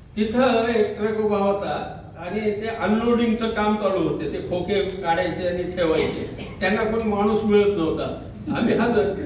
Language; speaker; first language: Marathi; non-native, local second language; Urdu